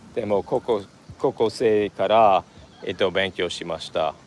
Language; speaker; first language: Japanese; non-native, learner; English